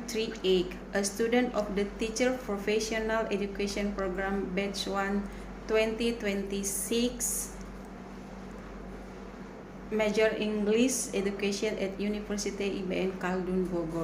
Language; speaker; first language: English; non-native, learner; Indonesian